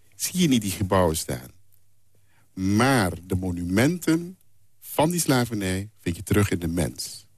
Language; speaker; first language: Dutch; non-native, local second language; Papiamento